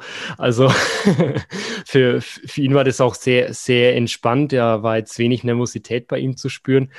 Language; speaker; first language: German; native; German